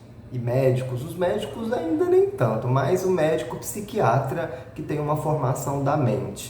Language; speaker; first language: Portuguese; native; Portuguese